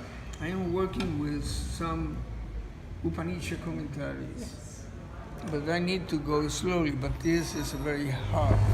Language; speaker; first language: English; non-native, fluent; Spanish